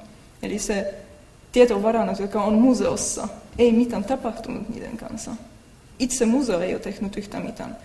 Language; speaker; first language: Finnish; non-native, fluent; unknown